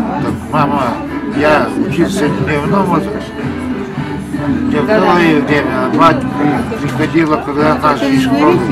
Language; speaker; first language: Russian; non-native, local second language; Lithuanian